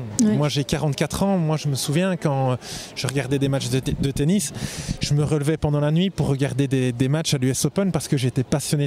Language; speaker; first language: French; native; French